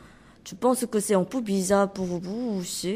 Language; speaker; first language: French; non-native, learner; Korean